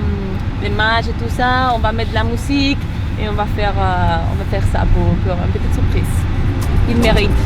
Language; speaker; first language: French; early bilingual, heritage; Dutch